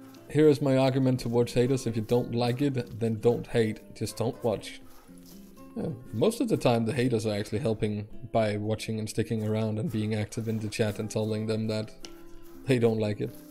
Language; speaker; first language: English; non-native, fluent; Danish